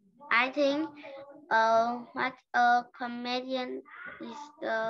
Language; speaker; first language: English; non-native, learner; Vietnamese